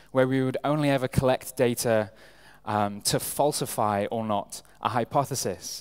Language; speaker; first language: English; native; English